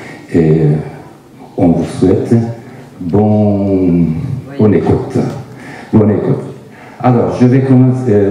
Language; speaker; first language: French; non-native, fluent; Turkish